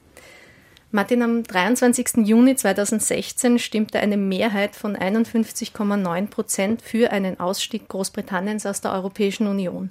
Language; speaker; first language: German; native; German